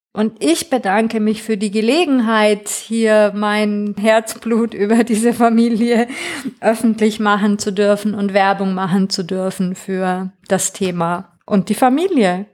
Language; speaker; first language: German; non-native, fluent; Greek